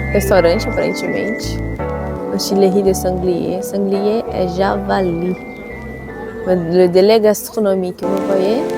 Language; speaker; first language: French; non-native, fluent; Portuguese